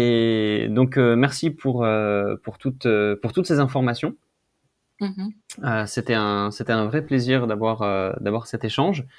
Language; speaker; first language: French; native; French